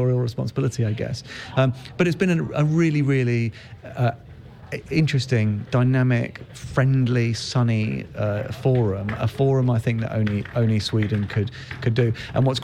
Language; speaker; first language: English; native; English